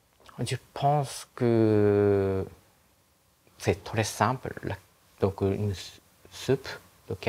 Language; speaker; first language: French; non-native, learner; Japanese